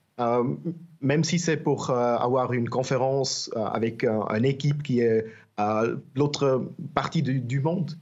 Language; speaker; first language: French; non-native, learner; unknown